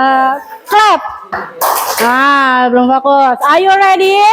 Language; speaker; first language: English; non-native, learner; Indonesian